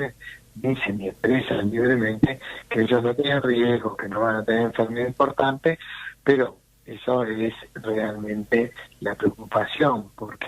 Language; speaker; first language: Spanish; native; Spanish